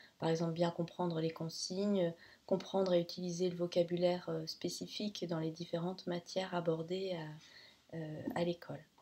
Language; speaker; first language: French; native; French